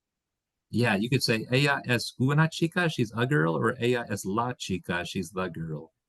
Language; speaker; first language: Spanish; non-native, fluent; English